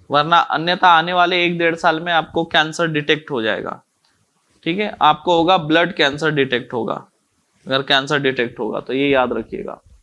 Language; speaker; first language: Hindi; native; Hindi